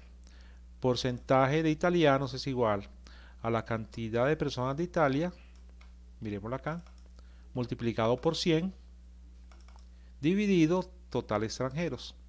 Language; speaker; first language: Spanish; native; Spanish